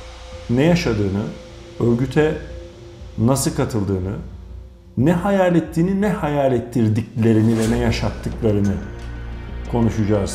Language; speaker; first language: Turkish; native; Turkish